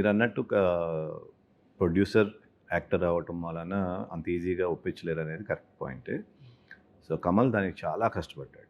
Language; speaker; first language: Telugu; native; Telugu